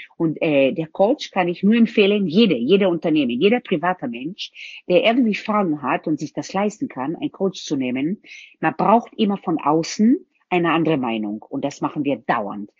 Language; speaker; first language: German; non-native, fluent; Hebrew